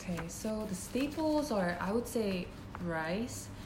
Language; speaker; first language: English; non-native, fluent; Korean